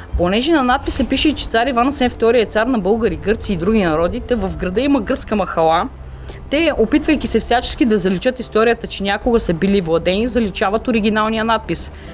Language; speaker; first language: Bulgarian; native; Bulgarian